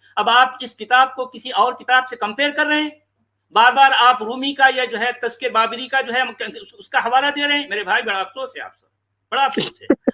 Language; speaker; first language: Urdu; native; Urdu